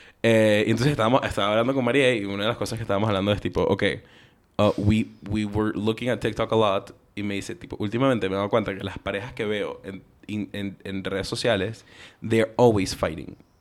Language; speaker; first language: Spanish; early bilingual, heritage; Spanish